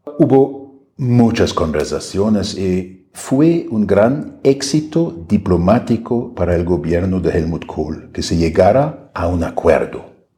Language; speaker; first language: Spanish; non-native, fluent; German